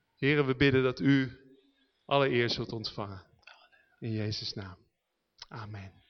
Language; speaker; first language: Dutch; native; Dutch